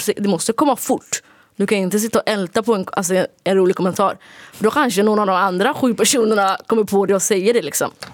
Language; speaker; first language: Swedish; early bilingual, other home language; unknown